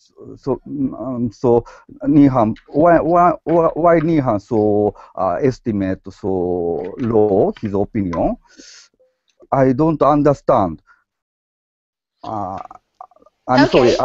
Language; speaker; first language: English; non-native, learner; Japanese